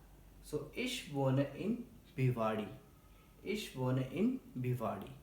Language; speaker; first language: German; non-native, learner; Hindi